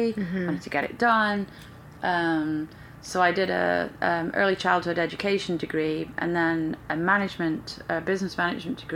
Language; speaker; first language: English; native; English